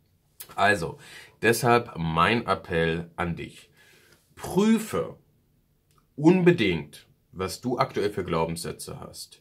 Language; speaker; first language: German; native; German